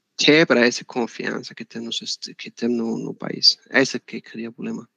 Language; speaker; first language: Portuguese; non-native, fluent; Danish